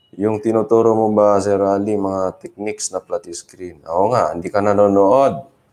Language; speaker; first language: Filipino; native; Filipino